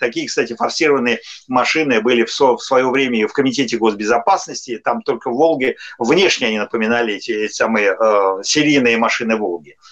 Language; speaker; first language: Russian; native; Russian